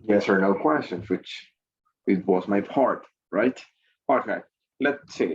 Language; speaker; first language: English; non-native, fluent; Spanish